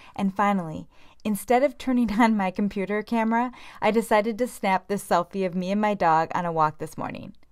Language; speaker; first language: English; native; English